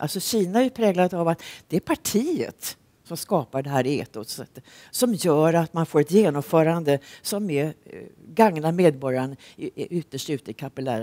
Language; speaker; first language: Swedish; native; Swedish